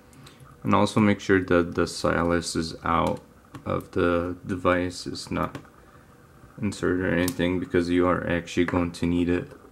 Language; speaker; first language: English; native; English